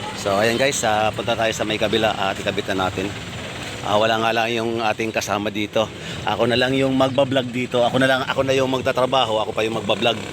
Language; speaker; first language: Filipino; native; Filipino